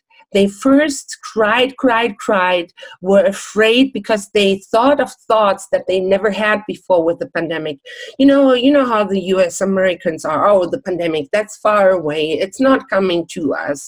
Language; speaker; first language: English; non-native, fluent; German